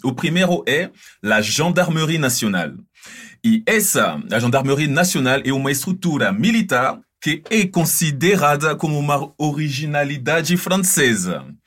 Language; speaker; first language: Portuguese; non-native, fluent; French